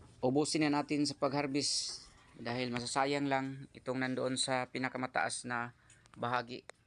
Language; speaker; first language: Filipino; non-native, local second language; Cebuano